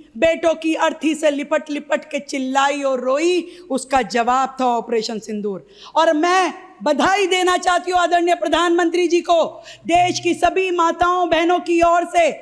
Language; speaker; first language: Hindi; native; Hindi